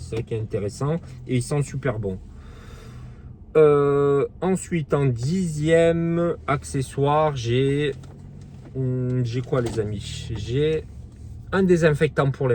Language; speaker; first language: French; native; French